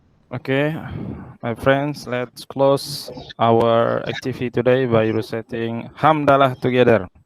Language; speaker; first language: English; non-native, learner; Indonesian